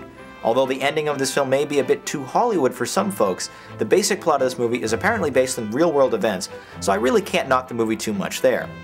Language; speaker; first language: English; native; English